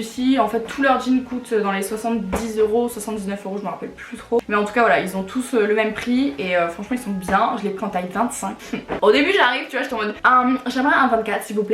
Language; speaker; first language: French; native; French